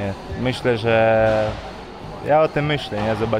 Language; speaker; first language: Polish; non-native, fluent; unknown